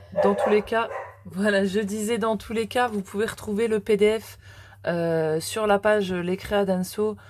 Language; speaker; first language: French; native; French